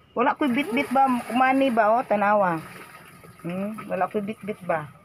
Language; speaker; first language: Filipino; non-native, local second language; Cebuano